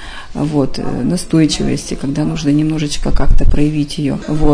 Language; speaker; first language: Russian; native; Russian